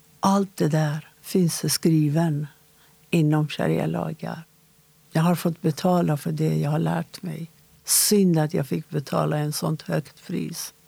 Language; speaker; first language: Swedish; non-native, fluent; Persian